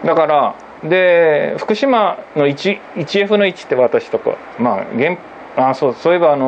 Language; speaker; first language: Japanese; native; Japanese